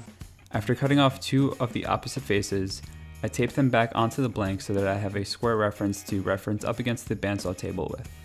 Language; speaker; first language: English; native; English